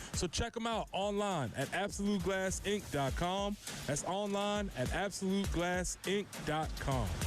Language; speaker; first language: English; native; English